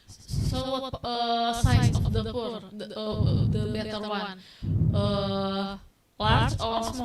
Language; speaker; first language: English; non-native, learner; Indonesian